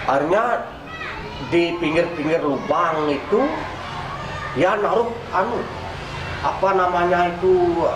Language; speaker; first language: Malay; non-native, local second language; Balinese